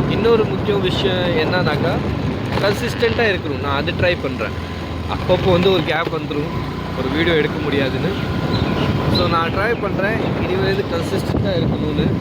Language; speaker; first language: Tamil; early bilingual, heritage; Tamil